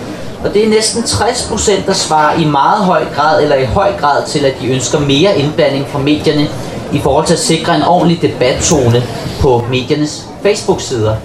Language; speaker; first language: Danish; native; Danish